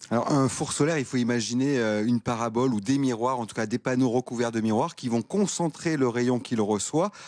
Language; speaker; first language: French; native; French